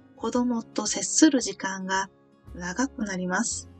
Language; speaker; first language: Japanese; non-native, fluent; Korean